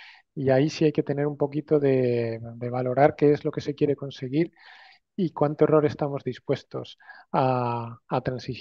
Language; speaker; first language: Spanish; native; Spanish